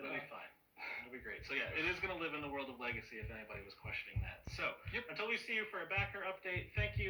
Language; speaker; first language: English; native; English